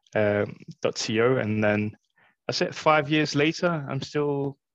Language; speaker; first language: English; non-native, fluent; Morisyen